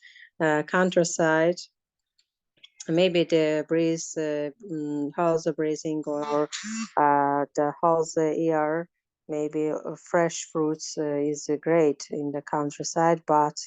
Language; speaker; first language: English; non-native, learner; Azerbaijani